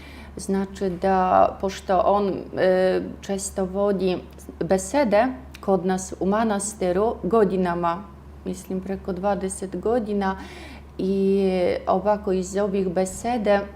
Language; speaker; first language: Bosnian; non-native, fluent; Russian